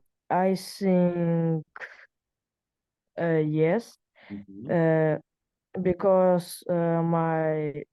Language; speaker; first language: English; non-native, learner; Russian